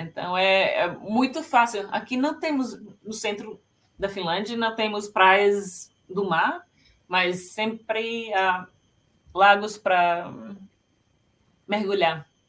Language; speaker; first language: Portuguese; non-native, fluent; Finnish